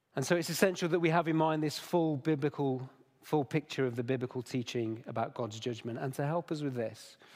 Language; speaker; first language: English; native; English